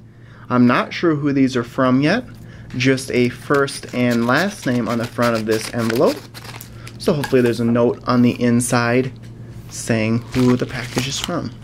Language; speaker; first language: English; native; English